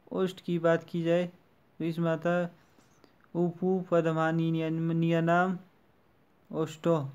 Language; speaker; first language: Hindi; native; Hindi